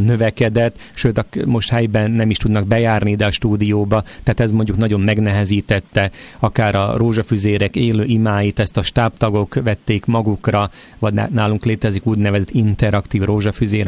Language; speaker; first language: Hungarian; native; Hungarian